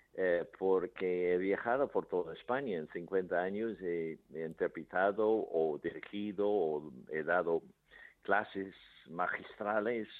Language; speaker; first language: Spanish; non-native, fluent; English